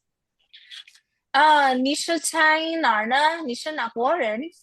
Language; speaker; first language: Chinese; non-native, fluent; Indonesian